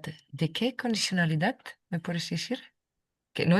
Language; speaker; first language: Spanish; non-native, fluent; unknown